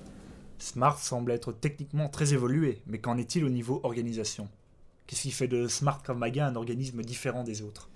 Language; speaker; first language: French; native; French